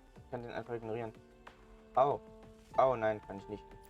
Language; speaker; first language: German; native; German